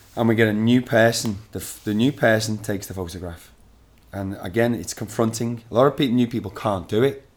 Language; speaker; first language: English; native; English